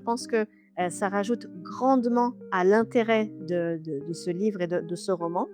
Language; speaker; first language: French; native; French